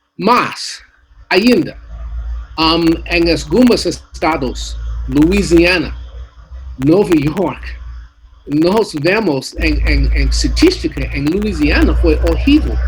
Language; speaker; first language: Portuguese; non-native, learner; English